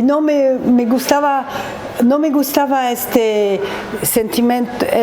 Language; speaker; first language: Spanish; non-native, learner; French